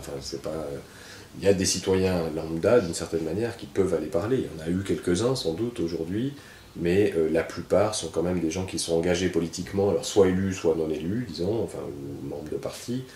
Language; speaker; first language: French; native; French